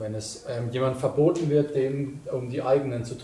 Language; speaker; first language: German; native; German